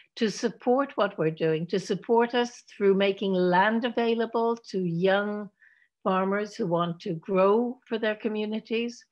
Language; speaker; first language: English; native; English